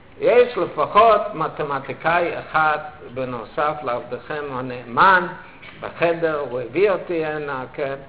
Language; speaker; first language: Hebrew; non-native, fluent; German